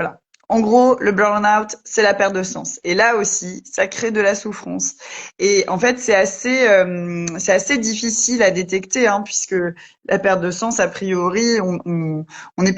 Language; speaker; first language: French; native; French